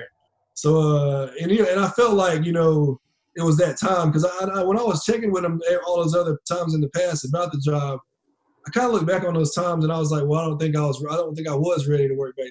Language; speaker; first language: English; native; English